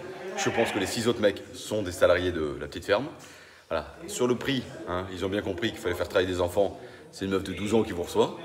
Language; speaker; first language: French; native; French